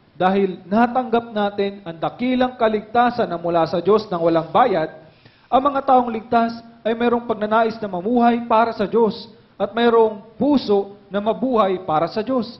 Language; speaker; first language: Filipino; native; Filipino